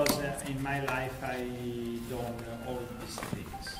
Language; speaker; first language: English; non-native, learner; Italian